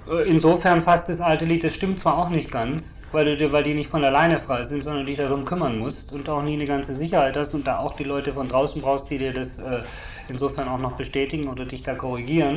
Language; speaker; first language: German; native; German